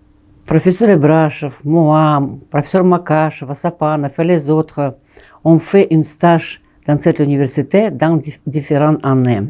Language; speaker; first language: French; non-native, fluent; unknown